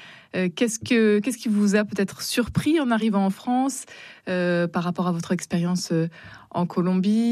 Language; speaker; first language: French; native; French